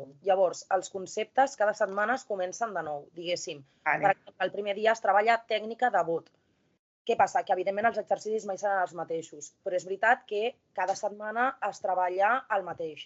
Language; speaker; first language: Catalan; native; Catalan